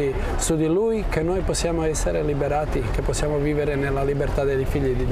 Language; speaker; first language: Italian; non-native, fluent; Croatian